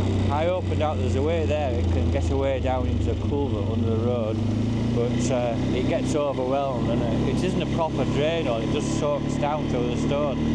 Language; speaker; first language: English; native; English